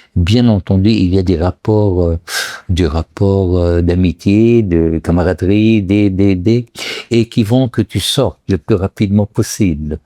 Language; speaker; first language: French; non-native, local second language; Arabic